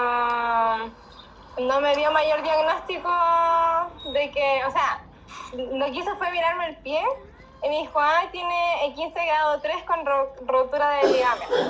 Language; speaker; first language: Spanish; native; Spanish